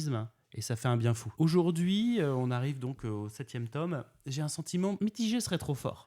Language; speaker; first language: French; native; French